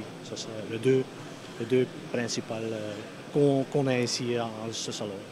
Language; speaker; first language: French; non-native, local second language; Dutch